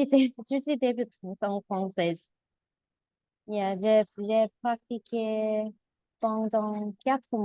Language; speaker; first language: French; non-native, learner; Korean